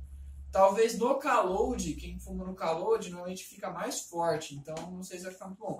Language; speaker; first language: Portuguese; native; Portuguese